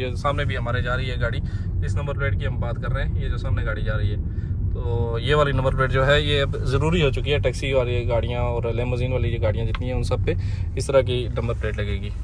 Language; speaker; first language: Hindi; native; Hindi